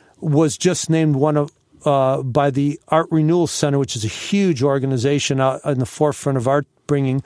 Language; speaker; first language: English; native; English